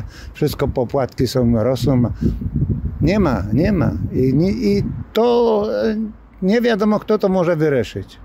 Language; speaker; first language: Slovak; non-native, local second language; Polish